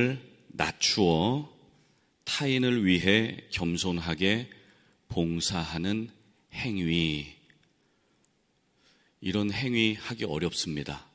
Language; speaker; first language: Korean; native; Korean